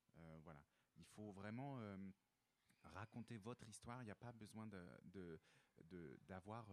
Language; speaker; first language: French; native; French